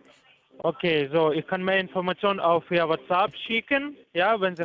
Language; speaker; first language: German; non-native, learner; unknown